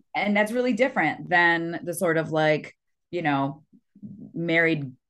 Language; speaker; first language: English; early bilingual, other home language; French